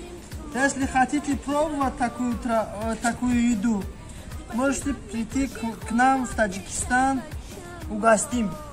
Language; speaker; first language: Russian; non-native, local second language; Tajik